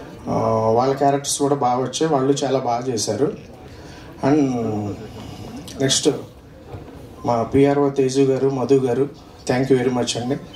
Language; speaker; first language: Telugu; native; Telugu